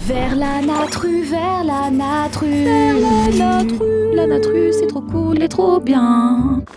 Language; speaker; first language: French; native; French